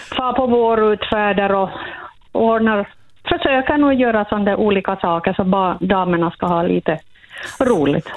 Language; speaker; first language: Swedish; native; Swedish